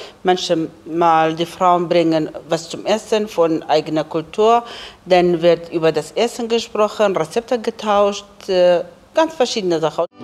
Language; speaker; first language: German; non-native, learner; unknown